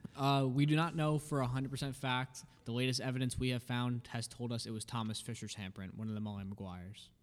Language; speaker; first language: English; native; English